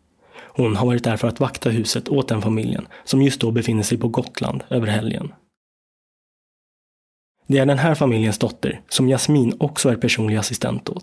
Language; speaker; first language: Swedish; native; Swedish